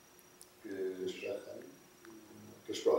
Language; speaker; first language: German; non-native, learner; English